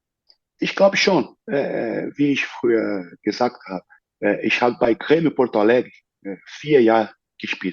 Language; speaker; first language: German; non-native, fluent; Portuguese